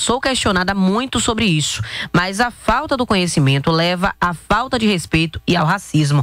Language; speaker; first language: Portuguese; native; Portuguese